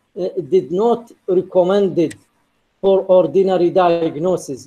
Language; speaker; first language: English; non-native, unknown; Arabic